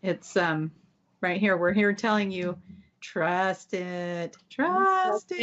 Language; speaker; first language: English; native; English